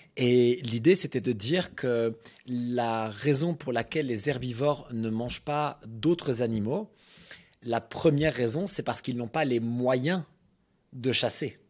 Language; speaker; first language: French; native; French